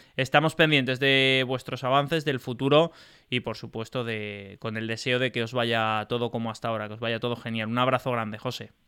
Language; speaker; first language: Spanish; native; Spanish